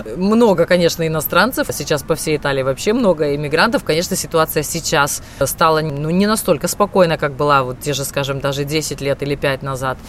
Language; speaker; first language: Russian; native; Russian